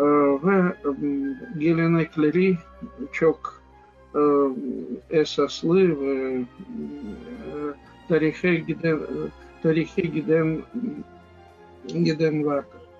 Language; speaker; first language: Turkish; non-native, fluent; Russian